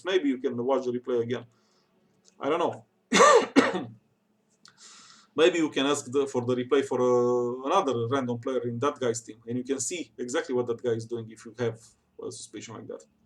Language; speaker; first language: English; non-native, fluent; Romanian